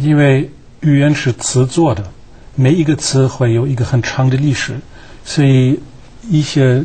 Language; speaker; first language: Chinese; non-native, fluent; German